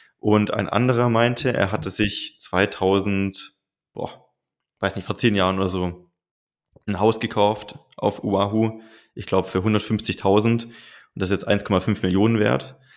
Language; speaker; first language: German; native; German